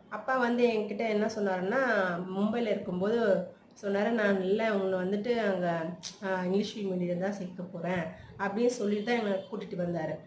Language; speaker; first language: Tamil; non-native, local second language; Telugu